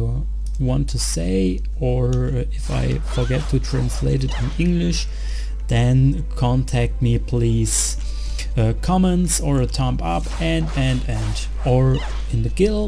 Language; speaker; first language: English; non-native, learner; German